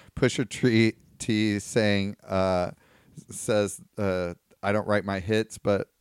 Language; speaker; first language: English; native; English